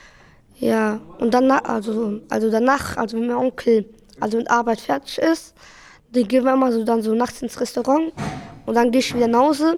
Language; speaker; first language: German; early bilingual, other home language; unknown